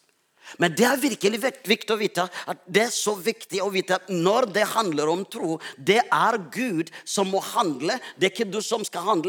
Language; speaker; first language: Swedish; non-native, learner; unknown